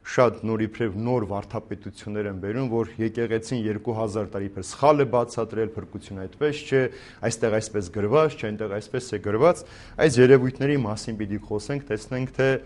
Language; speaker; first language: Armenian; native; Armenian